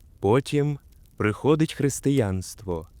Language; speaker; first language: Ukrainian; native; Ukrainian